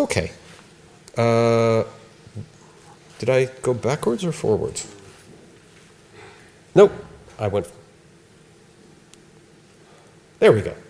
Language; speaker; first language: English; native; English